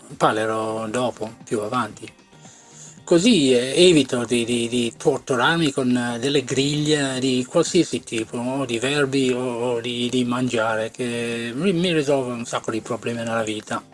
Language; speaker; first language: Italian; non-native, fluent; English